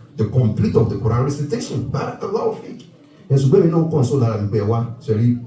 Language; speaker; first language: English; non-native, local second language; Yoruba